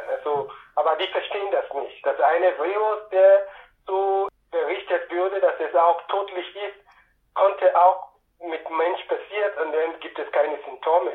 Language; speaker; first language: German; non-native, fluent; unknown